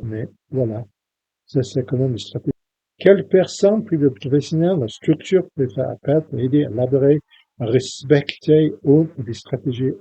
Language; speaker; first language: French; non-native, fluent; English